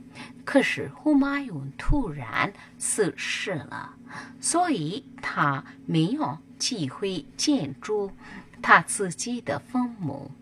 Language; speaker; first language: Chinese; non-native, learner; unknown